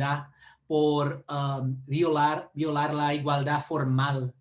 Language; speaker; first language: Spanish; non-native, fluent; Portuguese